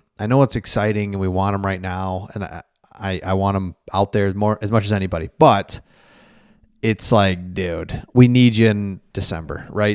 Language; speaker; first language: English; native; English